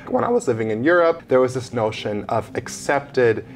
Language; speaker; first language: English; native; English